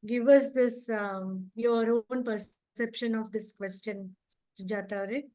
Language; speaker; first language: English; non-native, local second language; Kannada